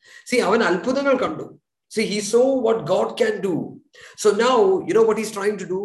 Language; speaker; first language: English; non-native, local second language; Malayalam